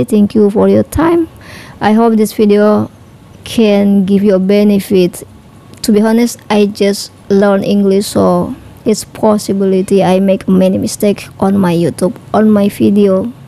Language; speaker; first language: English; non-native, learner; Indonesian